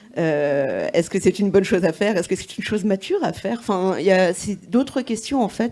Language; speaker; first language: French; native; French